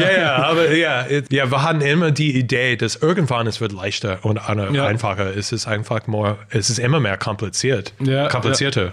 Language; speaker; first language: German; non-native, fluent; English